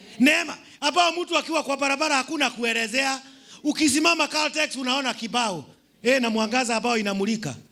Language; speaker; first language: Swahili; non-native, local second language; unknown